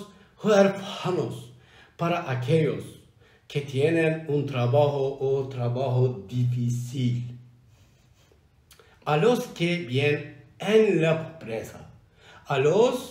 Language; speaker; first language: Spanish; non-native, learner; Turkish